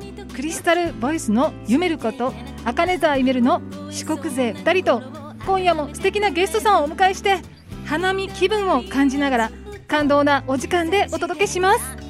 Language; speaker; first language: Japanese; native; Japanese